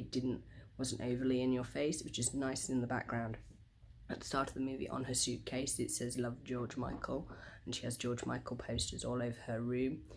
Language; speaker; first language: English; native; English